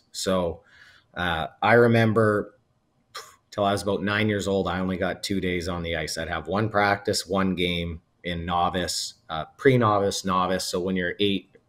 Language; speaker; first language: English; native; English